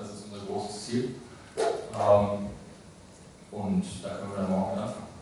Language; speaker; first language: German; native; German